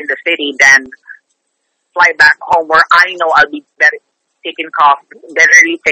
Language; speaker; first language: English; non-native, local second language; Filipino